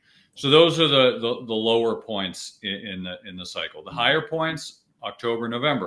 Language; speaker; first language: English; native; English